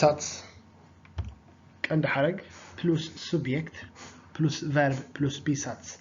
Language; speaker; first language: Swedish; non-native, fluent; Tigrinya